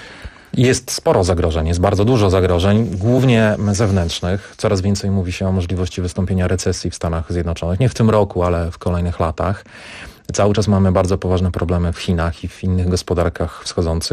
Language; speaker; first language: Polish; native; Polish